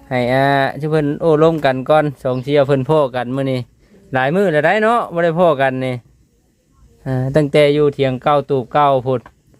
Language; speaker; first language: Thai; native; Thai